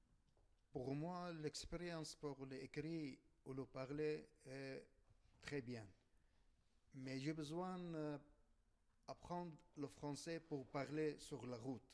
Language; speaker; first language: French; non-native, learner; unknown